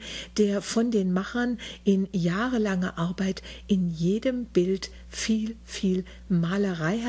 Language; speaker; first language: German; native; German